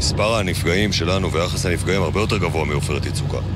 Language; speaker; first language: Hebrew; native; Hebrew